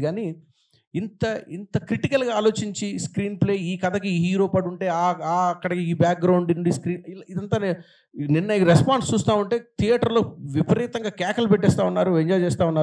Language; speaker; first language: Telugu; native; Telugu